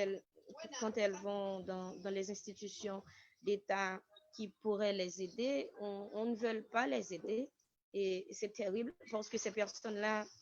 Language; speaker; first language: French; non-native, local second language; Haitian Creole